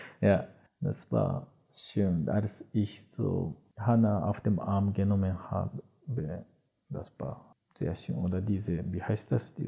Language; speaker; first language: German; non-native, learner; Japanese